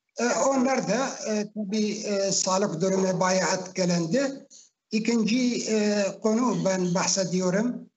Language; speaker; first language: Turkish; non-native, fluent; Arabic